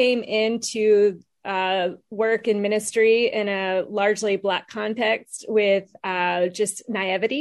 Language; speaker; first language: English; native; English